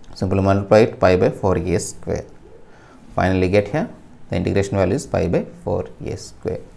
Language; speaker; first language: English; non-native, local second language; Telugu